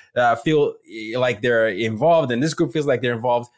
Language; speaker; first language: English; non-native, local second language; Yoruba